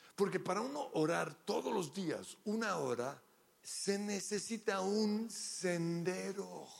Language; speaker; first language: Spanish; early bilingual, other home language; English